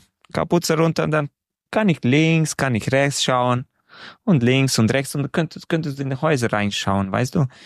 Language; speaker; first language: German; non-native, fluent; Romanian